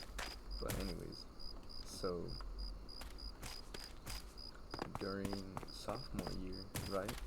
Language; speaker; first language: English; native; English